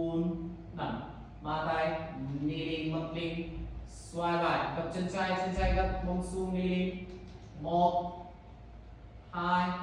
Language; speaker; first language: Vietnamese; non-native, learner; Indonesian